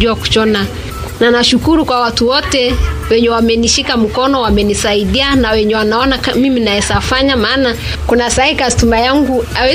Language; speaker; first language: Swahili; non-native, local second language; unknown